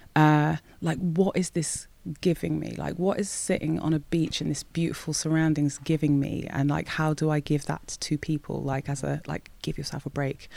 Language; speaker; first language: English; native; English